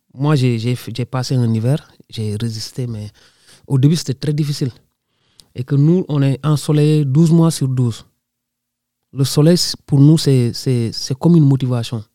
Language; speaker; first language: French; non-native, local second language; Wolof